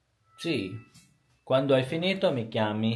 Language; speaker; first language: Italian; non-native, learner; Filipino